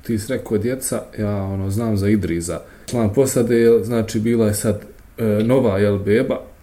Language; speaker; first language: Serbian; native; Serbian